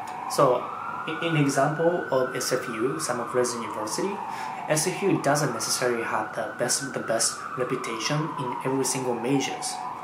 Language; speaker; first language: English; non-native, fluent; Japanese